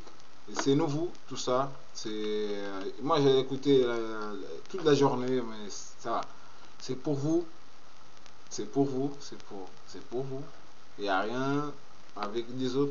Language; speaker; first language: French; non-native, learner; Portuguese